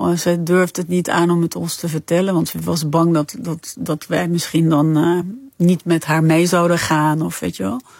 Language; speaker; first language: Dutch; early bilingual, other home language; French